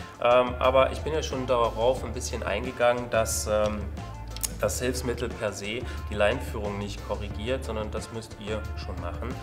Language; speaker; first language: German; native; German